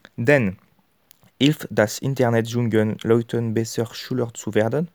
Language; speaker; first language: German; non-native, learner; French